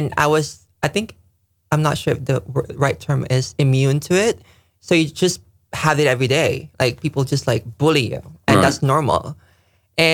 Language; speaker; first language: English; non-native, local second language; Filipino